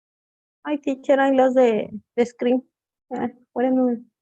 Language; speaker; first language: English; non-native, learner; Spanish